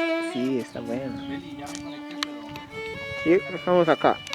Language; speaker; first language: Spanish; non-native, learner; Portuguese